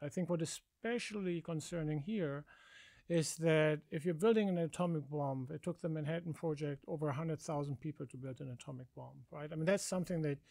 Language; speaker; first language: English; non-native, fluent; German